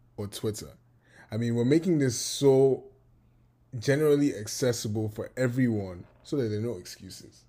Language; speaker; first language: English; non-native, local second language; Yoruba